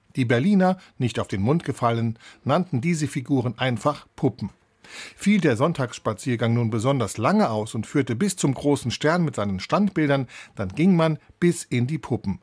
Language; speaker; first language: German; native; German